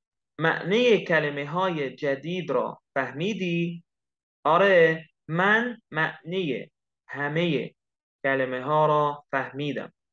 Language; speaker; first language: Persian; non-native, fluent; Arabic